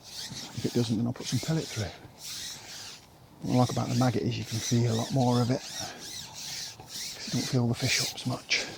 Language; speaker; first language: English; native; English